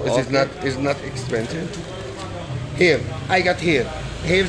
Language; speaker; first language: English; non-native, learner; Arabic